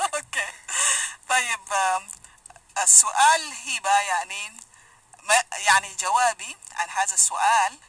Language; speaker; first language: Arabic; non-native, fluent; Malay